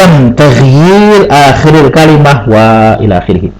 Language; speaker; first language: Arabic; non-native, fluent; Indonesian